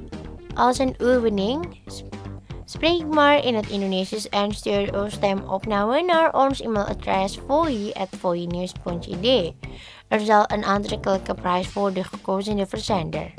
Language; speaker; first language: Dutch; non-native, learner; Indonesian